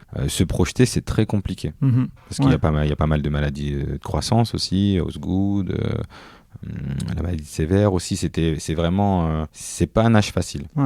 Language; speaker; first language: French; native; French